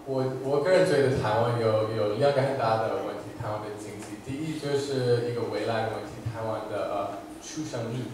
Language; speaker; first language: Chinese; non-native, fluent; English